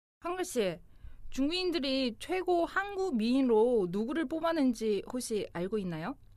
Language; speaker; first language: Korean; non-native, fluent; Chinese